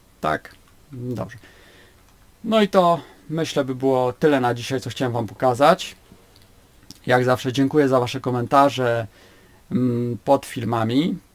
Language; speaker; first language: Polish; native; Polish